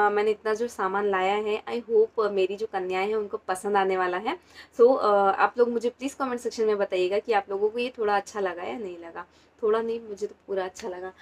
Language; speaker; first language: Hindi; non-native, local second language; Marathi